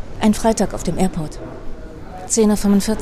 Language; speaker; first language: German; native; German